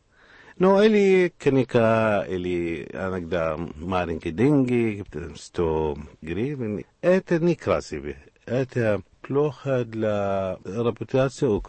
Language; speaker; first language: Russian; non-native, learner; Arabic